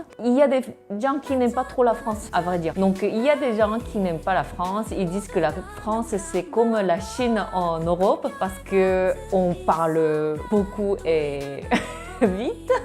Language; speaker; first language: French; non-native, fluent; Korean